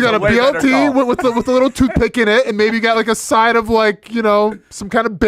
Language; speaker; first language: English; native; English